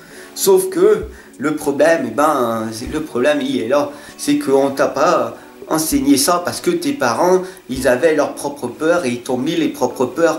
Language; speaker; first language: French; native; French